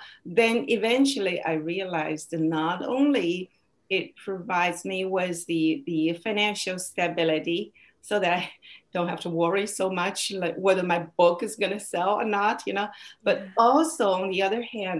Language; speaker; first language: English; non-native, fluent; Chinese